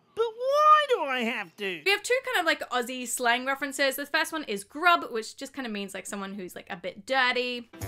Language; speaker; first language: English; native; English